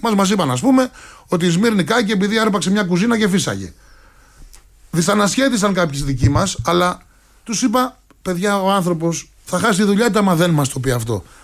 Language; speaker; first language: Greek; native; Greek